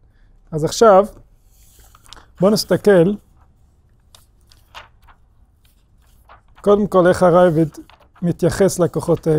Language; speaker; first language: Hebrew; non-native, fluent; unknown